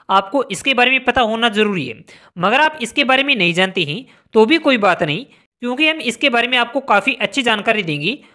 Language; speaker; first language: Hindi; native; Hindi